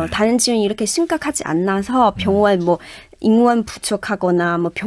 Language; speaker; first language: Korean; non-native, fluent; Chinese